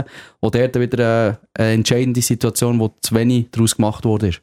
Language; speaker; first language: German; native; German